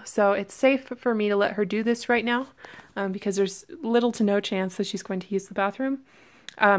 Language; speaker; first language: English; native; English